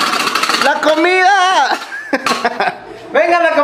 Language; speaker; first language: Spanish; native; Spanish